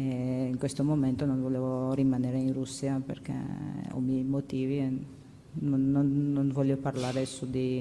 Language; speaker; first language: Italian; non-native, learner; Georgian